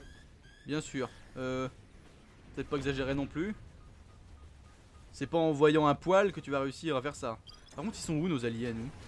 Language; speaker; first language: French; native; French